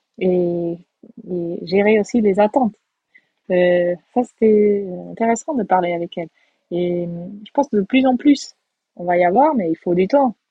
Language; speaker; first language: French; non-native, fluent; Portuguese